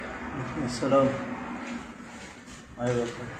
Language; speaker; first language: Arabic; non-native, learner; Bangla